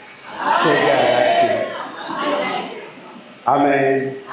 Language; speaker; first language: Portuguese; non-native, learner; Lingala